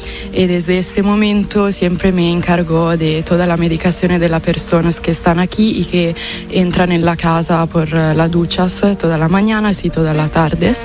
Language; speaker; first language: Spanish; non-native, fluent; Italian